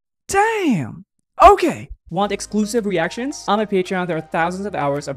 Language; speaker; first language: English; native; English